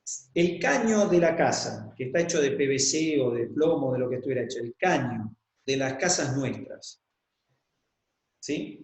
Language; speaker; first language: Spanish; native; Spanish